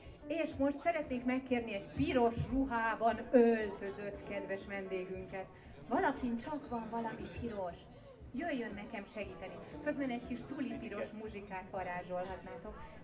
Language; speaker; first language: Hungarian; native; Hungarian